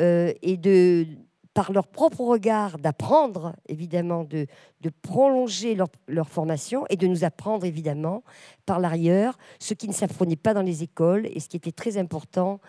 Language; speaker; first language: French; native; French